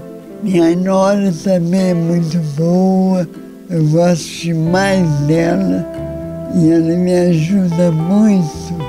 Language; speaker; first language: Portuguese; early bilingual, other home language; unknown